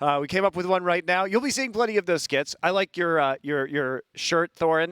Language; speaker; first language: English; native; English